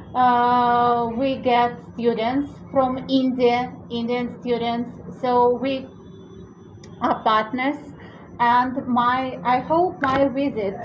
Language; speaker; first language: English; non-native, fluent; Russian